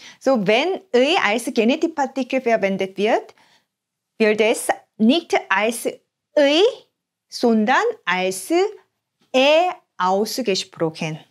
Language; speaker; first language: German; non-native, fluent; Korean